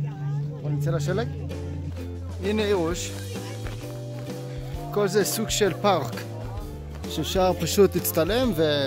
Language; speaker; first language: Hebrew; non-native, fluent; Japanese